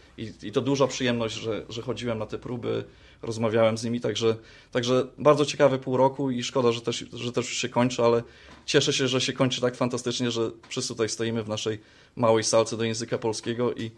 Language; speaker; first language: Polish; native; Polish